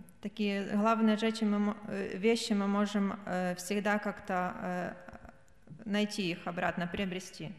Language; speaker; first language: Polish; non-native, learner; Russian